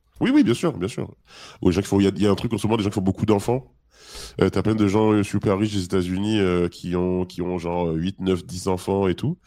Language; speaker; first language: French; native; French